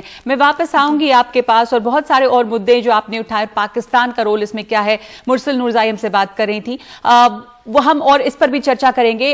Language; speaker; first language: Hindi; native; Hindi